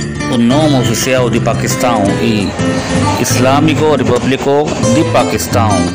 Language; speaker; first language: Portuguese; non-native, learner; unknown